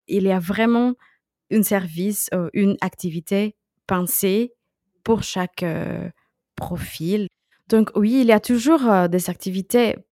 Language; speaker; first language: French; non-native, fluent; Spanish